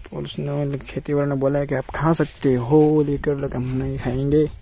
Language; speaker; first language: Hindi; non-native, local second language; Gujarati